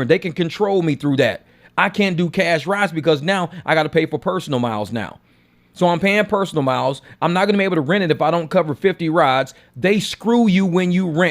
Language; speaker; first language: English; native; English